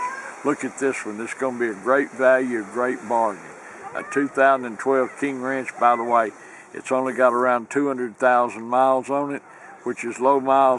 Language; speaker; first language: English; native; English